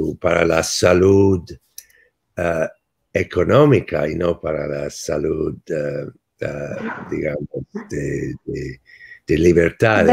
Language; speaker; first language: Spanish; non-native, fluent; English